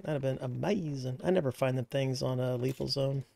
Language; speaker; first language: English; native; English